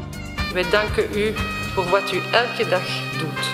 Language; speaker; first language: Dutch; non-native, local second language; French